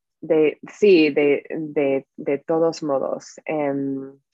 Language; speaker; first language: Spanish; non-native, fluent; English